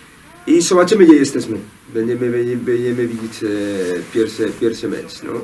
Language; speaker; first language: Polish; non-native, learner; Spanish